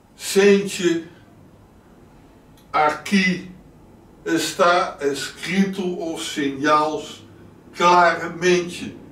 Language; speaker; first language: Portuguese; non-native, learner; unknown